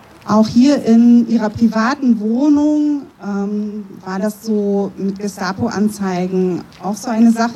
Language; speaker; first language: German; native; German